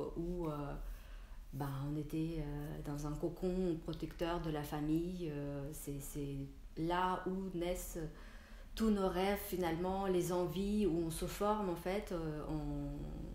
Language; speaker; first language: French; non-native, fluent; Russian